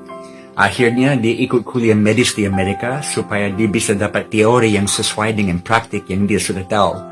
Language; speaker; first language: Indonesian; non-native, fluent; English